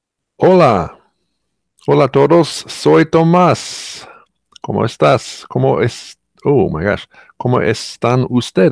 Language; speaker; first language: Spanish; non-native, learner; English